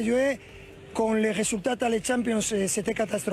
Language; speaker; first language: French; non-native, learner; Spanish